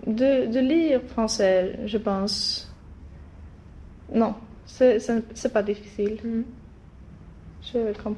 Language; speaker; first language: French; non-native, learner; Swedish